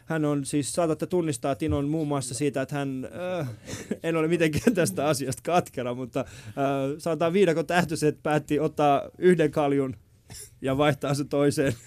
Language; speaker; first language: Finnish; early bilingual, other home language; Persian